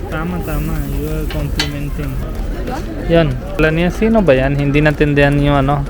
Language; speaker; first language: Filipino; non-native, learner; Punjabi